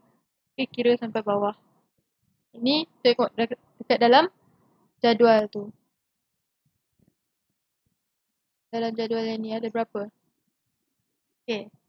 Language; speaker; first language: Malay; native; Malay